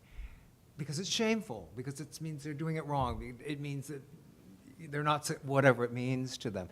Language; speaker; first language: English; native; English